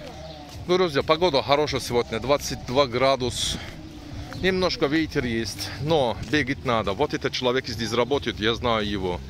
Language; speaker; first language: Russian; non-native, learner; Turkish